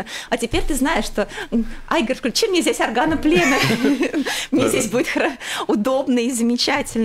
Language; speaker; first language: Russian; native; Russian